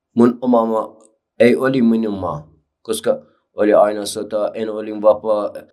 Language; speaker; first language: Finnish; non-native, learner; Persian